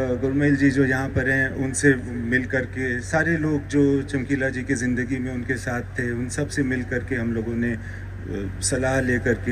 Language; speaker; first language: Hindi; native; Hindi